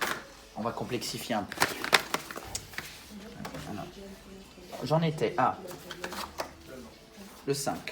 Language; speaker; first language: French; native; French